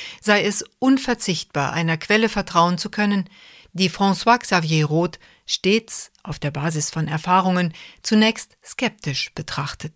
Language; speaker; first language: German; native; German